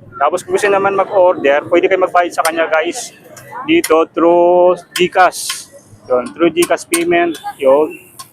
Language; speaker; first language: Filipino; native; Filipino